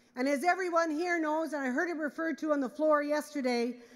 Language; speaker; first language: English; native; English